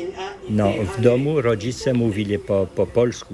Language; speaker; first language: Polish; early bilingual, heritage; French